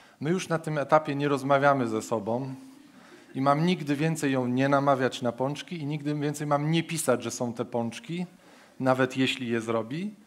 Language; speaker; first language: Polish; native; Polish